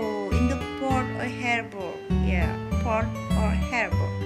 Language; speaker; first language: English; non-native, learner; Indonesian